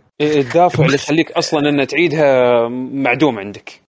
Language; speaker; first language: Arabic; native; Arabic